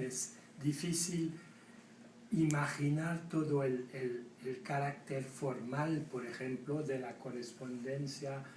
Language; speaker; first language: Spanish; non-native, fluent; French